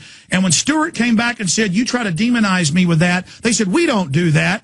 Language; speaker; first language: English; native; English